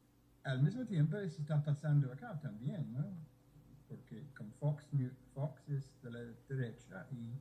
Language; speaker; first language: Spanish; non-native, fluent; English